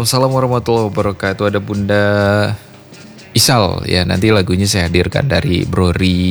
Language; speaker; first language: Indonesian; native; Indonesian